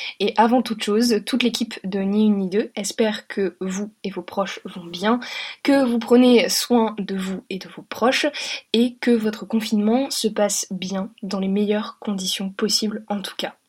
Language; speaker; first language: French; native; French